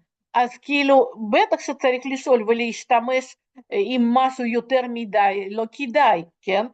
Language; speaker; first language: Hebrew; non-native, fluent; Russian